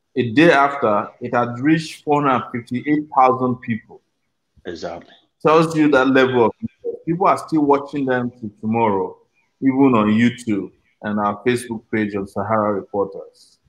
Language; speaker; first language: English; non-native, local second language; Yoruba